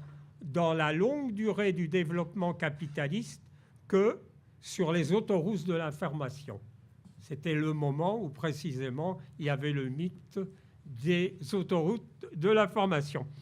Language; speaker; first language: French; native; French